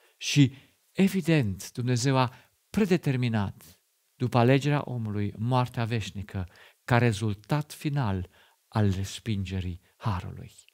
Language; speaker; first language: Romanian; non-native, fluent; German